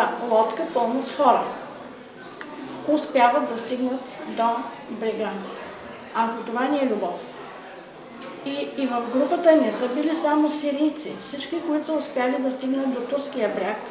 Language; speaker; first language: Bulgarian; native; Bulgarian